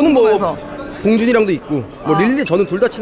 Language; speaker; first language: Korean; native; Korean